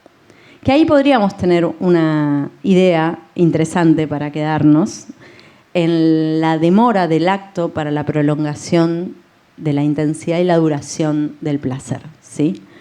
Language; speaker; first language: Spanish; native; Spanish